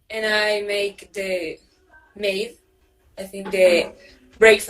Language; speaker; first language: English; non-native, learner; Spanish